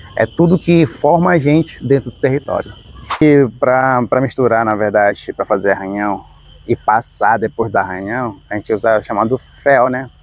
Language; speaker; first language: Portuguese; non-native, local second language; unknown